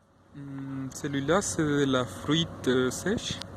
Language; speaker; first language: French; non-native, fluent; Spanish